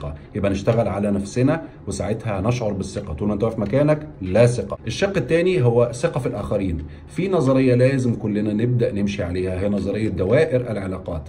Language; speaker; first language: Arabic; native; Arabic